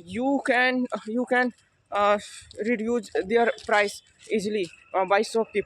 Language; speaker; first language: English; non-native, learner; Hindi